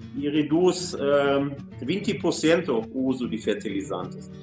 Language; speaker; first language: Portuguese; non-native, fluent; German